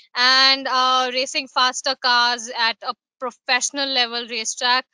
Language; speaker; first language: English; non-native, local second language; Gujarati